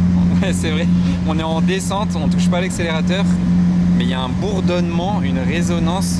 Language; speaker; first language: French; native; French